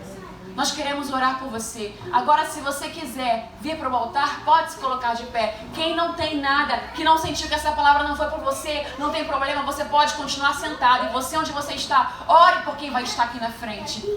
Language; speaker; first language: Portuguese; native; Portuguese